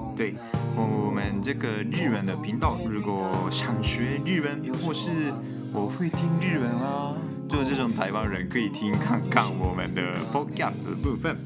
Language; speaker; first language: Chinese; non-native, fluent; Japanese